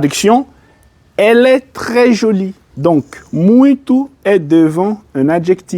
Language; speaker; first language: French; non-native, fluent; Portuguese